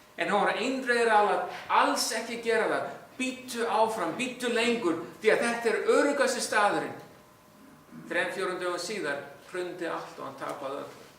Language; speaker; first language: Icelandic; non-native, fluent; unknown